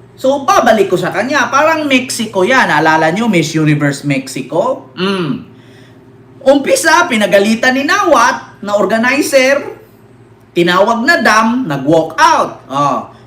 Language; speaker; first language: Filipino; native; Filipino